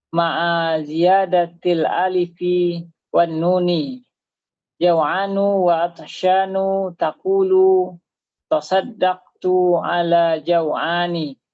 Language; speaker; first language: Arabic; non-native, learner; Indonesian